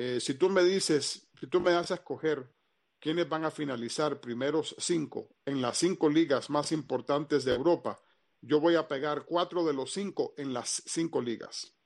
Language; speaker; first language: Spanish; early bilingual, heritage; Spanish